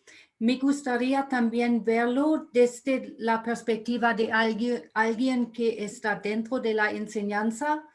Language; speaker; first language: Spanish; non-native, fluent; German